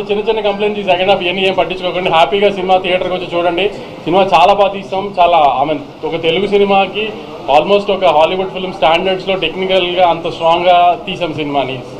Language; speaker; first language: Telugu; native; Telugu